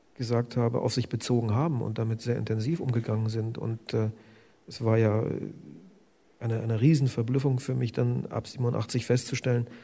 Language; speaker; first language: German; native; German